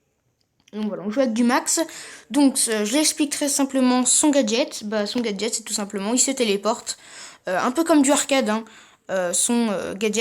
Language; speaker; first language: French; native; French